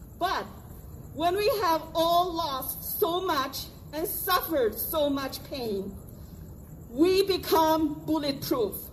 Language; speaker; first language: English; non-native, fluent; Uyghur